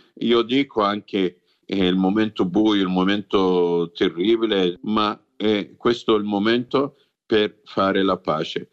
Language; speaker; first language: Italian; non-native, fluent; Arabic